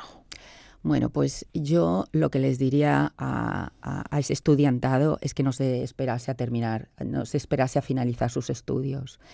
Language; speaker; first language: Spanish; native; Spanish